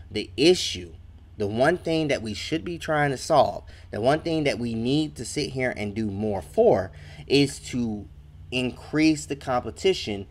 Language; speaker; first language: English; native; English